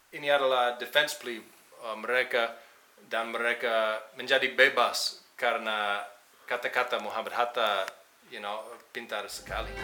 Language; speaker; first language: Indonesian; non-native, learner; English